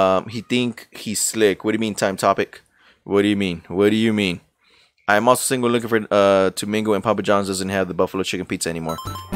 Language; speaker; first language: English; early bilingual, other home language; Spanish